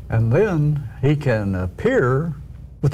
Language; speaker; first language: English; native; English